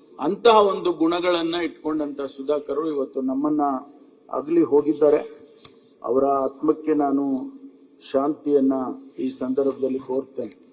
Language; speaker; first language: Kannada; native; Kannada